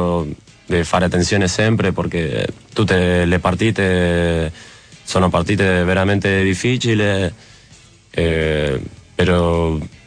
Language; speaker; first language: Italian; non-native, fluent; Spanish